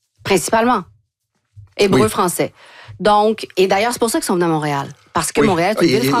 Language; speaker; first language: French; native; French